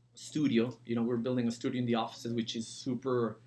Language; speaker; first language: English; early bilingual, other home language; Spanish